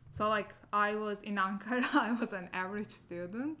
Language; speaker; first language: English; non-native, fluent; Turkish